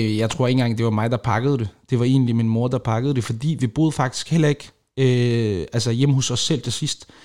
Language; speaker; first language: Danish; early bilingual, other home language; Kurdish